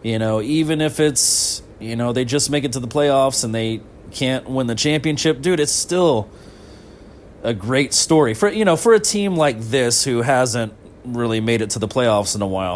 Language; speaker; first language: English; native; English